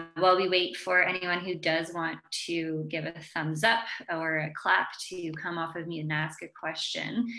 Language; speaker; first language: English; native; English